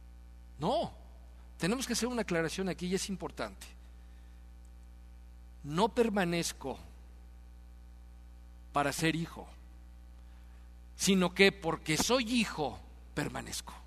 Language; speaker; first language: Spanish; native; Spanish